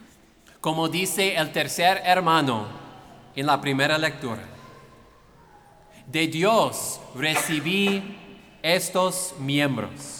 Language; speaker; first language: Spanish; non-native, fluent; English